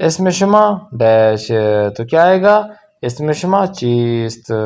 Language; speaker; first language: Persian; non-native, fluent; Urdu